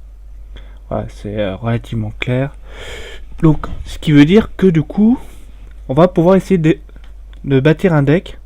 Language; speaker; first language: French; native; French